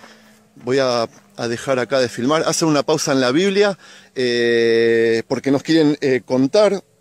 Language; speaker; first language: Spanish; native; Spanish